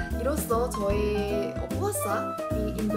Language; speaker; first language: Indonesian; non-native, learner; Korean